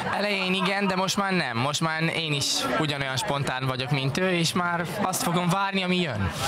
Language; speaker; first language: Hungarian; non-native, local second language; Romanian